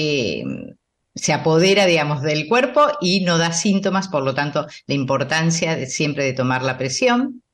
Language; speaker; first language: Spanish; native; Spanish